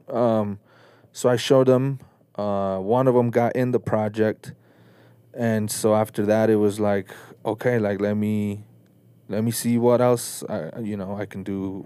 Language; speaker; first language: English; early bilingual, other home language; Spanish